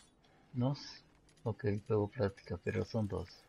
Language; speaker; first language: Spanish; non-native, fluent; Portuguese